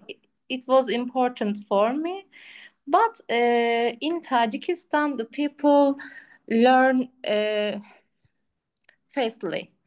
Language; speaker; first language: English; non-native, learner; Turkish